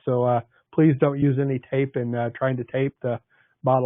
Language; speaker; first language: English; native; English